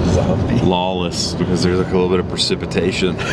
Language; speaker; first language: English; native; English